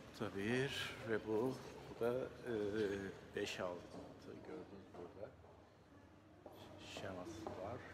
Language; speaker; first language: Turkish; native; Turkish